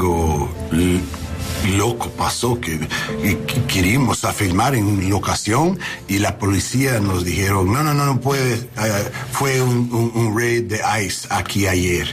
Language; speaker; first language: Spanish; non-native, learner; English